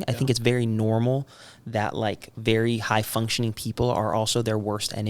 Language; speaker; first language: English; native; English